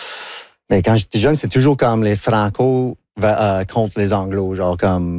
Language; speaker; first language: French; non-native, local second language; English